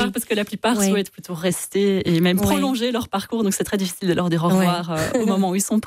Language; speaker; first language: French; native; French